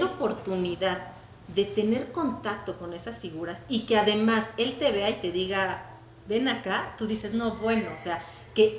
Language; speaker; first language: Spanish; native; Spanish